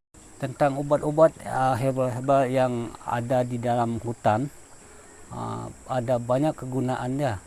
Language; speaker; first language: Indonesian; non-native, local second language; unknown